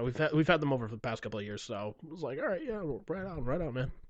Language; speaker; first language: English; native; English